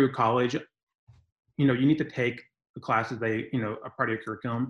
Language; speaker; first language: English; native; English